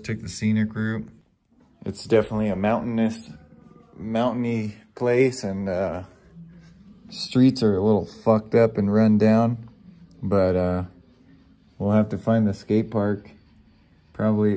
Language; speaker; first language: English; native; English